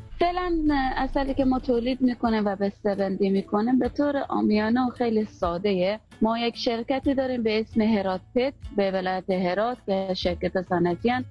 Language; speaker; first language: Persian; native; Persian